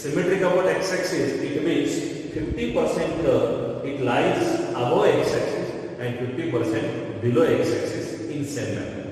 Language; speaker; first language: English; non-native, local second language; Marathi